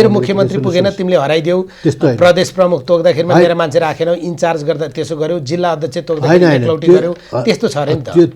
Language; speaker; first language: Nepali; native; Nepali